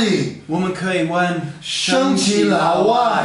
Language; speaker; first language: Chinese; non-native, learner; English